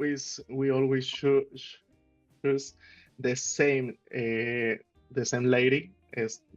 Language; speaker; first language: English; non-native, learner; Spanish